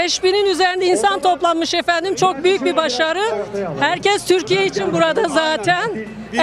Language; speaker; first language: Turkish; native; Turkish